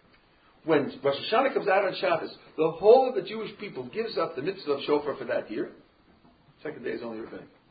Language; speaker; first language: English; native; English